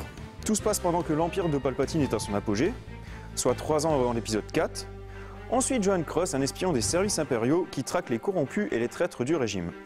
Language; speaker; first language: French; native; French